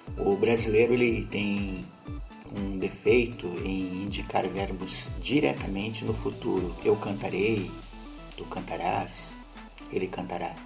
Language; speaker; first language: Portuguese; native; Portuguese